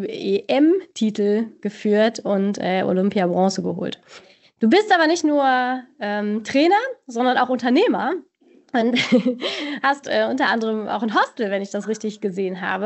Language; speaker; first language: German; native; German